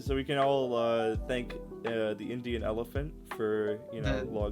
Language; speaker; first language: English; native; English